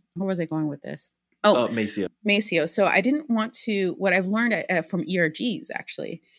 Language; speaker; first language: English; early bilingual, other home language; Spanish